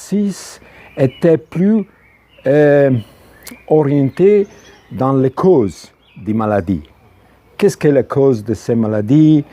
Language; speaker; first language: French; non-native, fluent; Italian